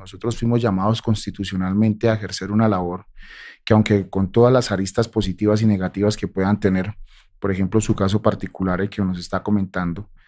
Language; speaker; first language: Spanish; native; Spanish